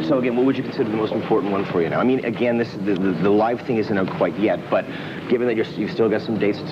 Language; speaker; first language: English; native; English